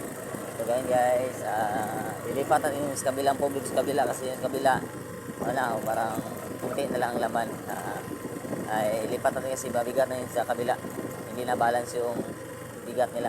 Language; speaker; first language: Filipino; non-native, local second language; Cebuano